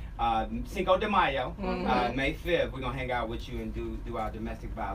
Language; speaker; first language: English; native; English